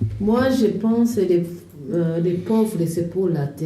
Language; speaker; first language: French; non-native, learner; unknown